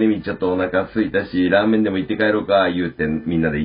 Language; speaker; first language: Japanese; native; Japanese